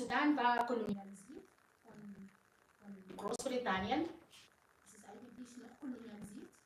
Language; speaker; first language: German; non-native, fluent; Arabic